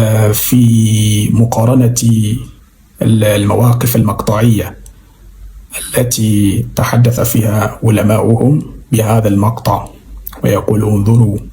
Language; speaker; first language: Arabic; non-native, fluent; Yoruba